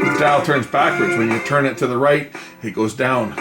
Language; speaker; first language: English; native; English